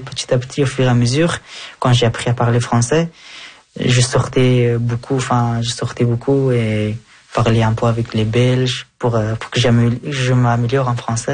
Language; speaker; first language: French; non-native, fluent; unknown